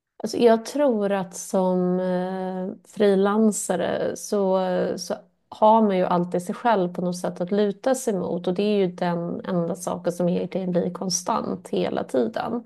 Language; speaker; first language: Swedish; native; Swedish